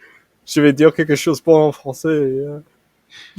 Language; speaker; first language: French; non-native, fluent; English